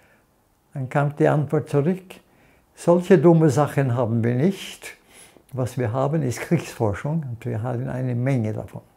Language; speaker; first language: German; non-native, fluent; Norwegian